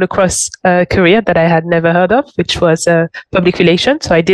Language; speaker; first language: English; non-native, fluent; French